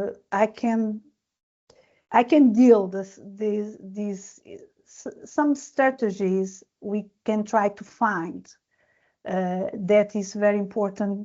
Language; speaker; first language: English; non-native, learner; Portuguese